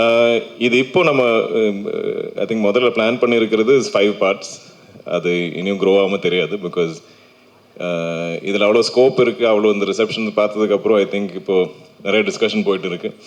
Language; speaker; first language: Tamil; non-native, local second language; Malayalam